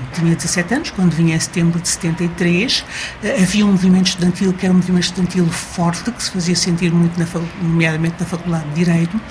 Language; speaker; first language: Portuguese; native; Portuguese